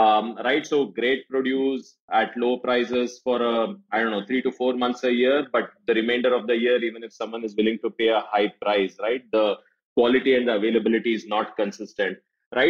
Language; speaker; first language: English; non-native, local second language; Kannada